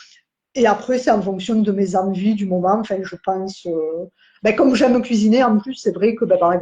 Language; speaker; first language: French; native; French